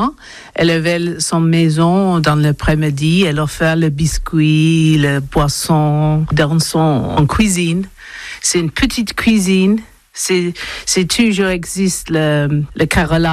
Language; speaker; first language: French; non-native, learner; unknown